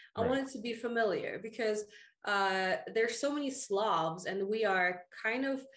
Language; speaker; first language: English; early bilingual, other home language; Russian